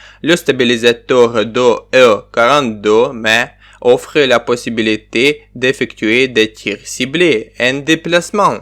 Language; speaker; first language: French; non-native, learner; Ukrainian